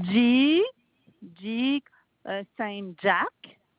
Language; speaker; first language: French; native; French